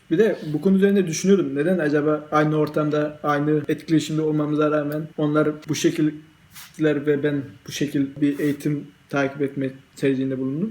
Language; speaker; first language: Turkish; early bilingual, heritage; Turkish